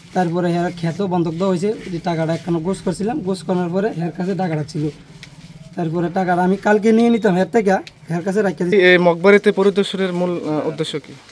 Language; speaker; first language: Bangla; native; Bangla